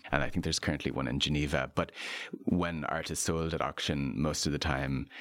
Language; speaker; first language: English; native; English